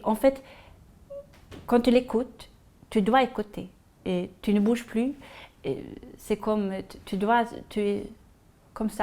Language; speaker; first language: French; non-native, fluent; Swedish